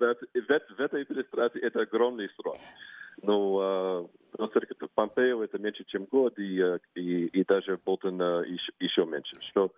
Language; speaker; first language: Russian; non-native, fluent; English